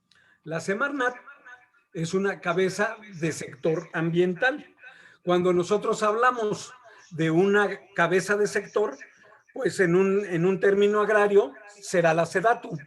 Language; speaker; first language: Spanish; native; Spanish